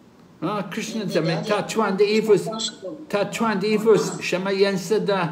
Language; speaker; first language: Chinese; non-native, learner; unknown